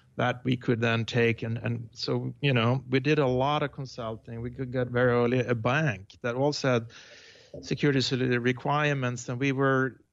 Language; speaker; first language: English; non-native, fluent; Swedish